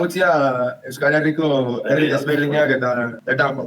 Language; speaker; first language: Basque; native; Basque